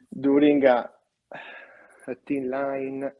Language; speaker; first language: English; non-native, learner; Italian